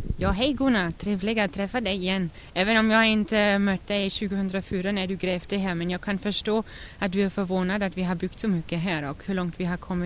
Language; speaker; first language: Swedish; non-native, fluent; German